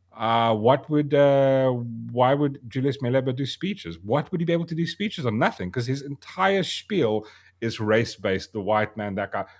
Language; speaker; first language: English; native; English